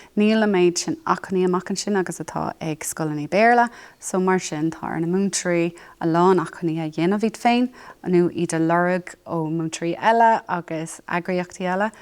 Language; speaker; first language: Irish; non-native, local second language; English